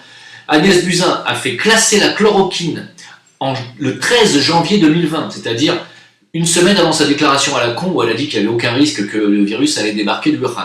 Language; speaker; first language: French; native; French